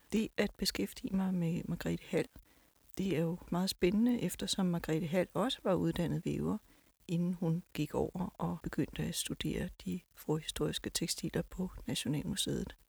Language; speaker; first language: Danish; native; Danish